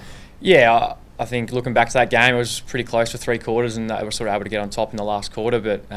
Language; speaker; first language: English; native; English